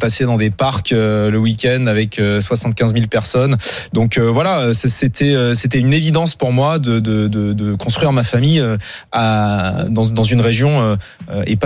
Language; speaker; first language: French; native; French